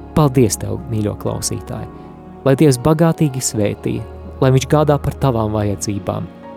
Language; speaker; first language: Latvian; native; Latvian